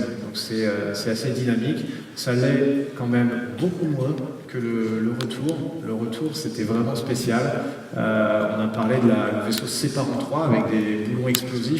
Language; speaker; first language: French; native; French